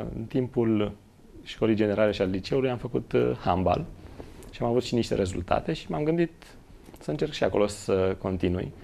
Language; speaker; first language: Romanian; native; Romanian